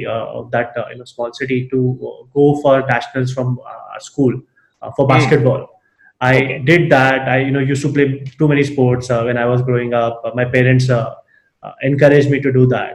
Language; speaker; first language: English; non-native, local second language; Hindi